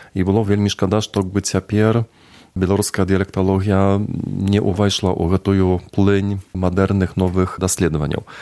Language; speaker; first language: Belarusian; native; Belarusian